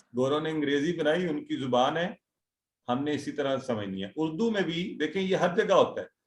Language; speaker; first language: Urdu; native; Urdu